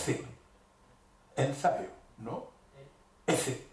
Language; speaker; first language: Spanish; non-native, learner; French